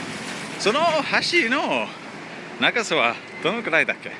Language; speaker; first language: Japanese; non-native, learner; English